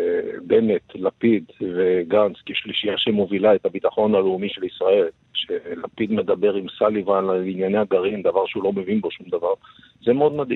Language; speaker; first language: Hebrew; native; Hebrew